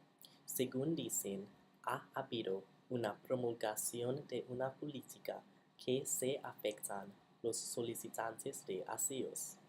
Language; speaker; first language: Spanish; non-native, learner; English